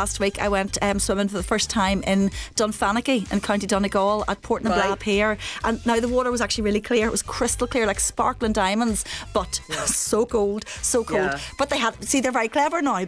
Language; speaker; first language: English; native; English